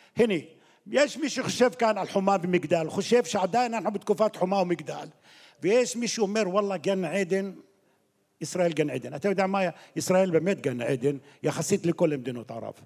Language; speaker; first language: Hebrew; non-native, local second language; Arabic